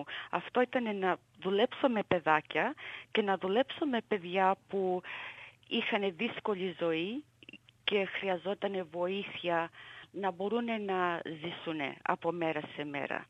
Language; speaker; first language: Greek; early bilingual, heritage; Greek